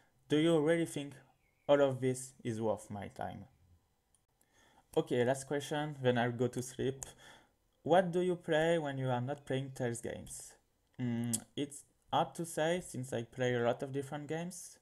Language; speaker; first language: English; non-native, fluent; French